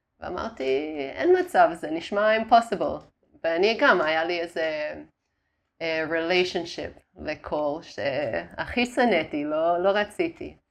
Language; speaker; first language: Hebrew; non-native, fluent; Italian